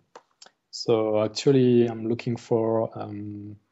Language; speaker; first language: English; non-native, learner; German